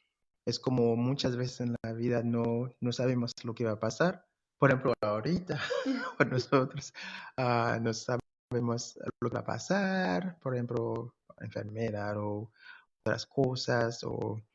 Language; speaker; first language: Spanish; non-native, fluent; English